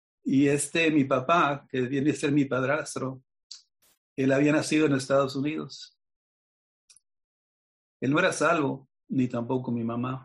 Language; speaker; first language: Spanish; native; Spanish